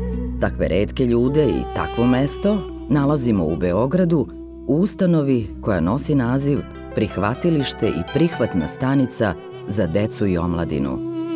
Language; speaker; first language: Serbian; native; Serbian